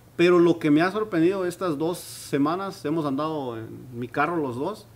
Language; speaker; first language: Spanish; non-native, local second language; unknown